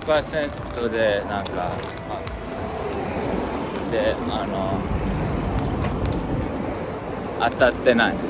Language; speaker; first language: Japanese; non-native, learner; English